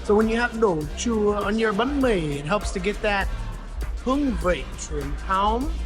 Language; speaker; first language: Vietnamese; non-native, learner; English